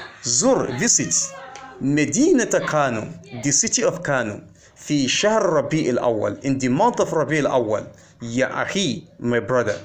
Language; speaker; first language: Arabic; non-native, fluent; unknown